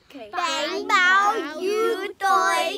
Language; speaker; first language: Vietnamese; non-native, learner; English